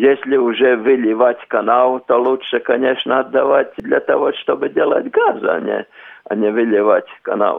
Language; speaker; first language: Russian; non-native, local second language; Latvian